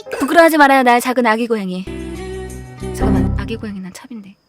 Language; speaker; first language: Korean; native; Korean